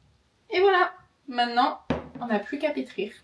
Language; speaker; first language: French; native; French